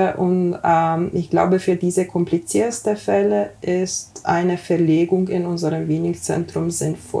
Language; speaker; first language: German; non-native, fluent; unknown